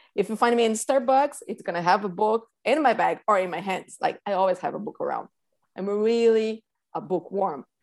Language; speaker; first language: English; non-native, fluent; Portuguese